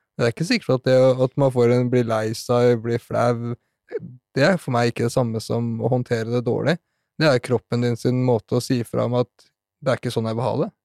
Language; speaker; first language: Norwegian; native; Norwegian